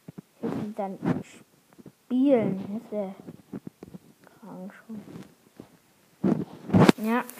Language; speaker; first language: German; native; German